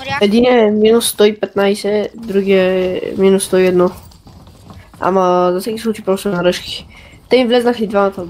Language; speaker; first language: Bulgarian; native; Bulgarian